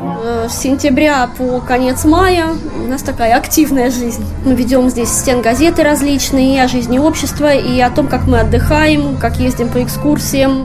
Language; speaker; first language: Russian; native; Russian